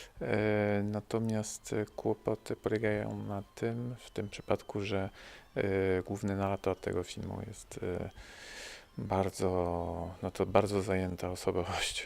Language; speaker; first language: Polish; early bilingual, heritage; French